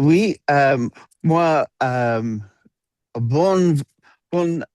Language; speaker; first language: French; non-native, learner; English